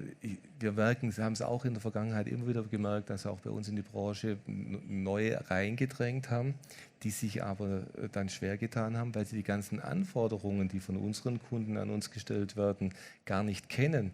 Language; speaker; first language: German; native; German